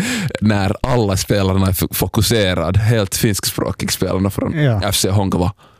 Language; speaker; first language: Swedish; non-native, fluent; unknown